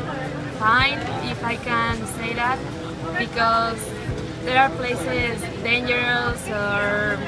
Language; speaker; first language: English; non-native, fluent; Spanish